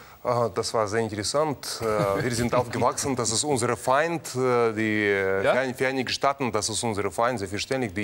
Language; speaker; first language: German; non-native, learner; Russian